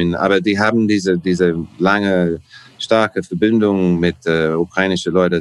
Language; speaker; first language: German; non-native, learner; English